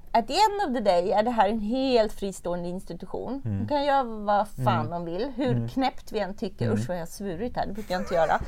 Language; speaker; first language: Swedish; early bilingual, other home language; German